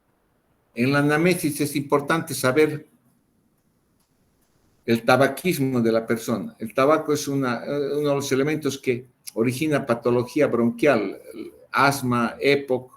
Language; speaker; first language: Spanish; native; Spanish